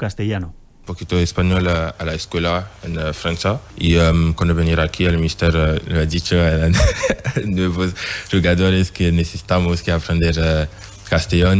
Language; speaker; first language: Spanish; non-native, learner; French